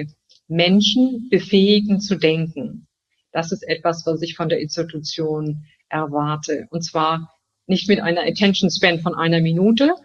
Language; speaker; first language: German; native; German